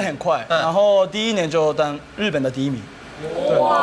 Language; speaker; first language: Chinese; non-native, fluent; Japanese